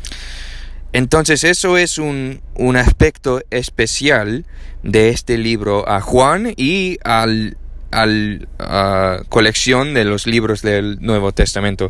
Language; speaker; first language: Spanish; non-native, learner; English